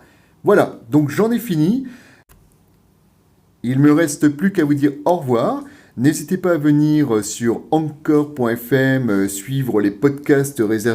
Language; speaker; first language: French; native; French